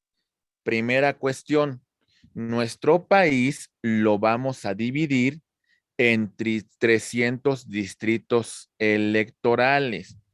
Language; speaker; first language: Spanish; native; Spanish